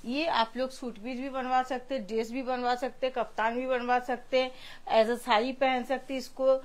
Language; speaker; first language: Hindi; non-native, local second language; Bangla